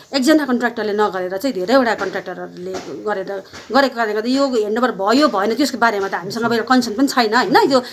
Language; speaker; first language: Nepali; native; Nepali